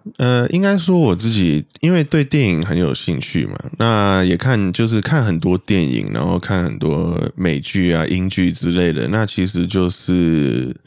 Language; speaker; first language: Chinese; native; Chinese